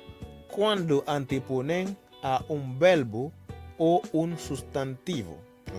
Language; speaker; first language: Spanish; non-native, learner; Haitian Creole